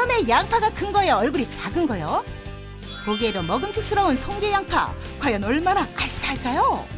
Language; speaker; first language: Korean; native; Korean